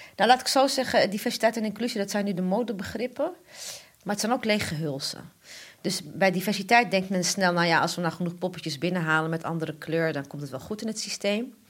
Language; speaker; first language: Dutch; early bilingual, other home language; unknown